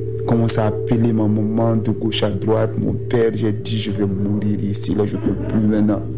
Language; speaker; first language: French; non-native, local second language; Susu